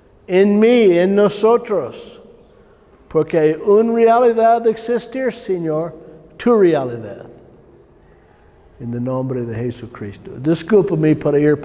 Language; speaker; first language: Spanish; non-native, learner; English